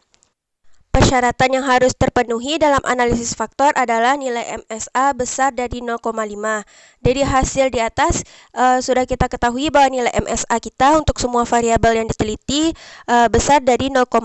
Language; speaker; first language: Indonesian; native; Indonesian